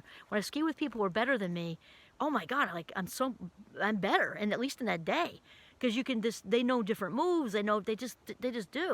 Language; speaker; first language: English; native; English